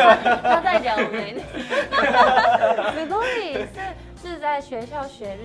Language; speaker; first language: Chinese; non-native, fluent; Japanese